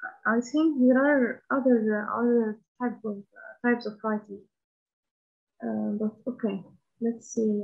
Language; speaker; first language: English; non-native, learner; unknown